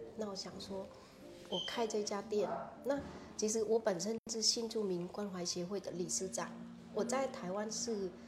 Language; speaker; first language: Chinese; non-native, fluent; Vietnamese